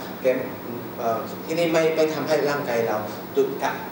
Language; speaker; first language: Thai; non-native, learner; Chinese